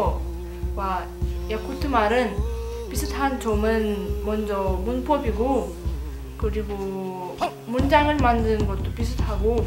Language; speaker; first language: Korean; non-native, learner; Yakut